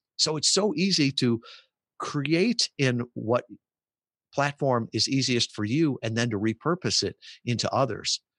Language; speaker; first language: English; native; English